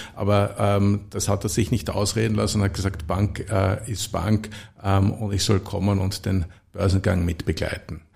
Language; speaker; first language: German; native; German